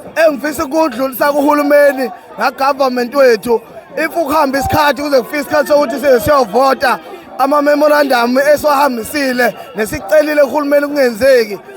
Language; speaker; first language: Zulu; native; Zulu